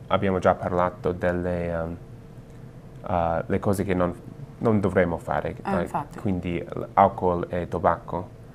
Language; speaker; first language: Italian; non-native, learner; English